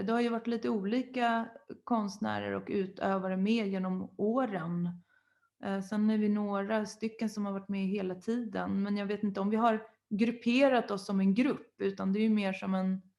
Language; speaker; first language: Swedish; native; Swedish